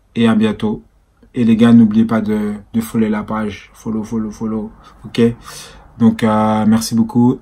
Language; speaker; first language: French; native; French